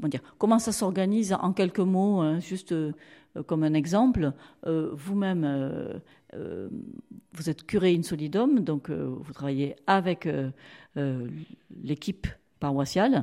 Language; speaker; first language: French; native; French